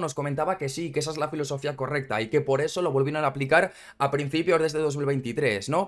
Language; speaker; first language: Spanish; native; Spanish